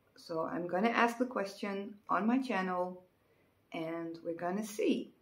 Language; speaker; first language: English; non-native, fluent; Dutch